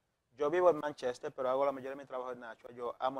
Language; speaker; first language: Spanish; native; Spanish